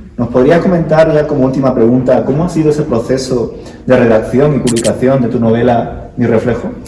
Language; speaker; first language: Spanish; native; Spanish